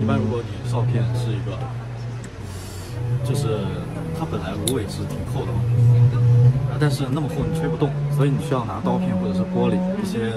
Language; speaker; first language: Chinese; native; Chinese